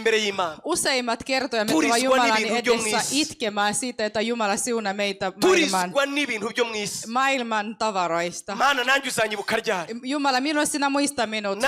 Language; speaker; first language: Finnish; non-native, fluent; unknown